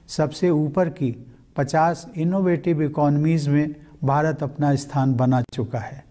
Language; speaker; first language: Hindi; native; Hindi